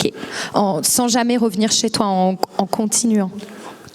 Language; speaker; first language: French; native; French